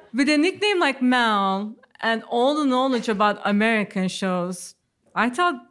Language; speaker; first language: English; non-native, fluent; Turkish